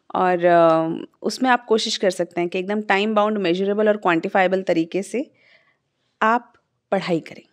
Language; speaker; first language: Hindi; native; Hindi